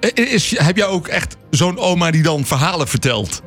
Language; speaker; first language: Dutch; native; Dutch